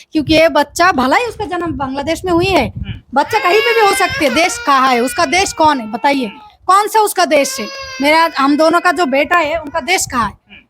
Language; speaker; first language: Hindi; non-native, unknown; Bangla